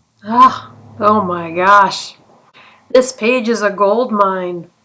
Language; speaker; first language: English; native; English